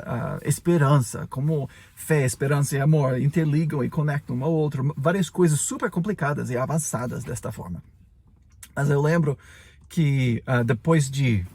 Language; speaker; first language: Portuguese; non-native, fluent; English